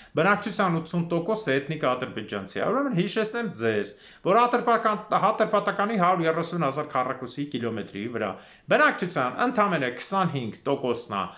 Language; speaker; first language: Armenian; native; Armenian